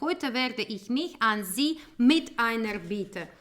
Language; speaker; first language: German; non-native, learner; Ukrainian